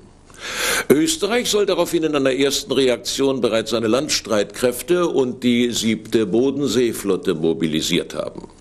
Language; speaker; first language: German; native; German